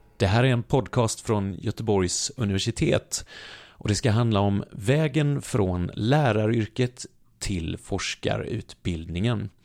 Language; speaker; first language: Swedish; native; Swedish